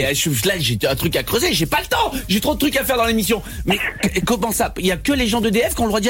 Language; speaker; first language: French; native; French